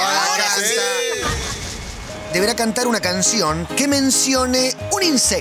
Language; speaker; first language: Spanish; native; Spanish